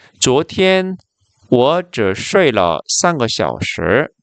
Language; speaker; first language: Chinese; non-native, fluent; Korean